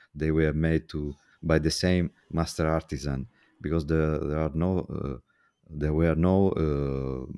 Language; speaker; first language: English; non-native, fluent; Italian